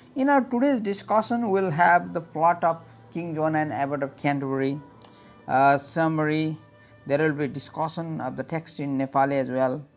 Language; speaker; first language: English; non-native, local second language; Nepali